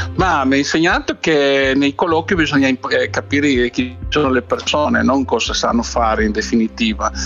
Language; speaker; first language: Italian; non-native, fluent; Spanish